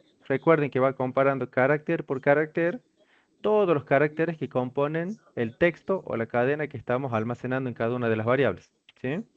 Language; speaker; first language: Spanish; native; Spanish